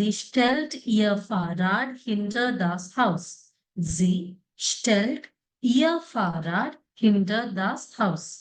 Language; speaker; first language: German; non-native, fluent; Malayalam